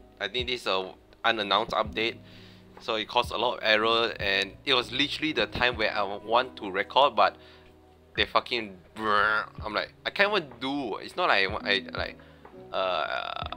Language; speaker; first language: English; non-native, learner; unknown